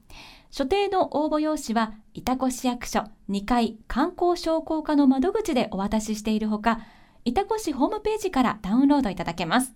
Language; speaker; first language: Japanese; native; Japanese